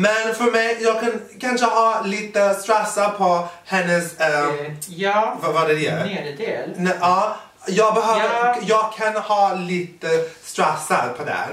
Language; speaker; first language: Swedish; non-native, fluent; English